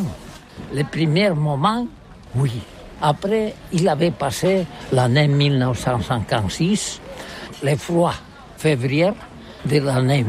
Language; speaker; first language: French; non-native, learner; Catalan